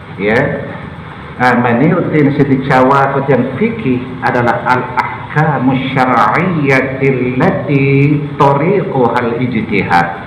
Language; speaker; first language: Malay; non-native, local second language; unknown